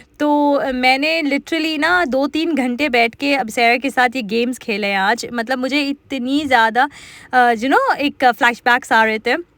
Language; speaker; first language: Urdu; native; Urdu